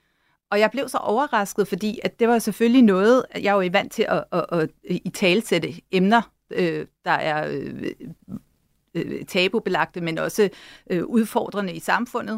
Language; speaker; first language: Danish; native; Danish